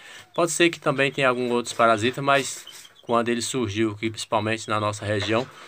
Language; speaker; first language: Portuguese; native; Portuguese